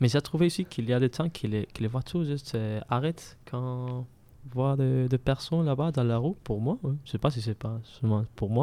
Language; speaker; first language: French; non-native, learner; Spanish